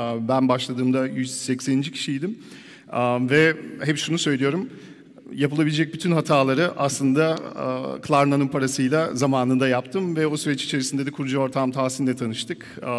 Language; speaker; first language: Turkish; early bilingual, heritage; Turkish